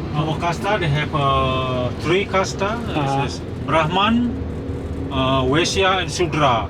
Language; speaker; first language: English; non-native, learner; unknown